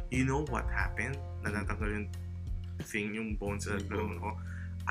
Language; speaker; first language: English; non-native, local second language; Filipino